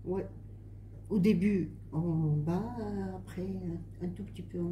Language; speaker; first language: French; non-native, local second language; Arabic